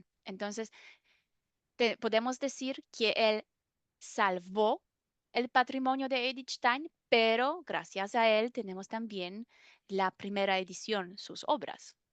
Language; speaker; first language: Spanish; non-native, fluent; German